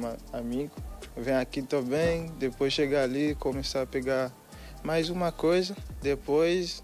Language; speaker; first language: Portuguese; non-native, learner; Haitian Creole